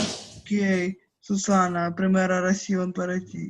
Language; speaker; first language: Spanish; non-native, learner; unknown